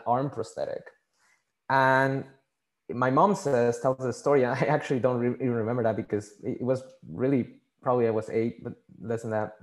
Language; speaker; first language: English; non-native, fluent; Spanish